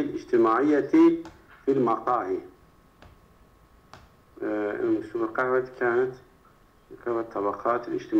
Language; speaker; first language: Arabic; non-native, learner; Turkish